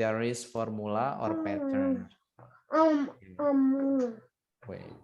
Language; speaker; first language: English; non-native, learner; Indonesian